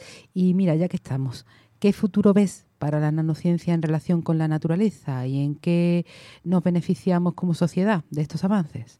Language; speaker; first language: Spanish; native; Spanish